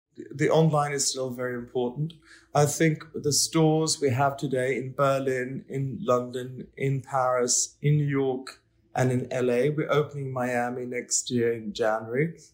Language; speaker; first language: English; non-native, fluent; Swedish